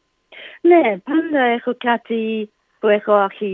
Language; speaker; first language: Greek; non-native, learner; English